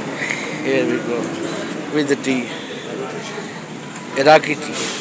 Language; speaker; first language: English; non-native, fluent; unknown